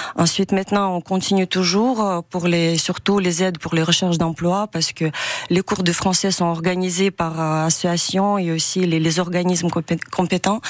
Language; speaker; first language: French; non-native, fluent; Ukrainian